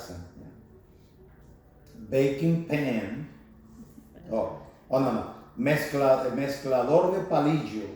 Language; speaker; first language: Spanish; non-native, learner; English